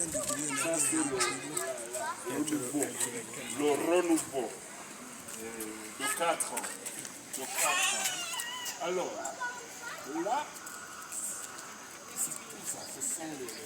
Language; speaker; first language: French; non-native, local second language; Rundi